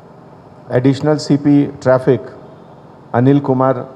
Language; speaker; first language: Telugu; non-native, fluent; Hindi